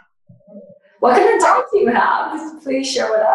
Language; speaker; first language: English; non-native, fluent; Chinese